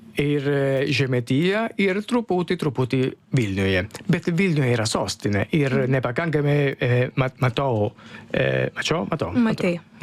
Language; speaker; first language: Lithuanian; non-native, learner; Italian